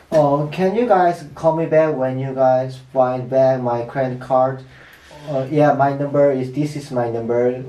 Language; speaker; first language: English; non-native, learner; Korean